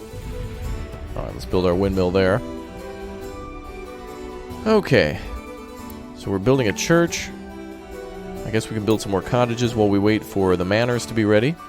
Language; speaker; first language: English; native; English